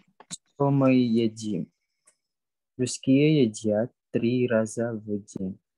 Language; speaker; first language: Russian; non-native, learner; Indonesian